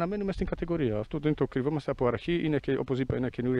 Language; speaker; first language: Greek; non-native, fluent; Polish